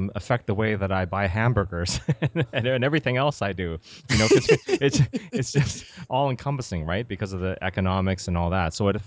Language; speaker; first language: English; native; English